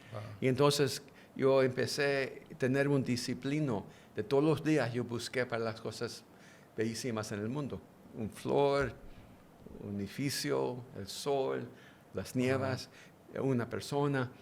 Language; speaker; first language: Spanish; early bilingual, heritage; English